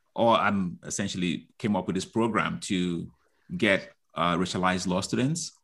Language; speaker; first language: English; non-native, local second language; Igbo